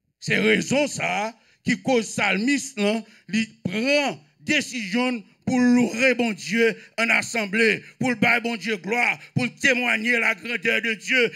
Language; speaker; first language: French; non-native, local second language; Haitian Creole